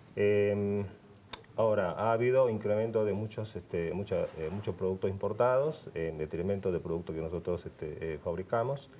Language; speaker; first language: Spanish; non-native, fluent; Korean